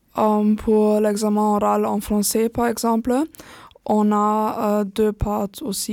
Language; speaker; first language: French; non-native, learner; German